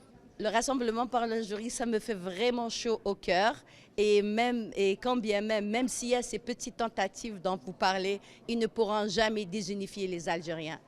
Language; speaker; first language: French; non-native, local second language; Arabic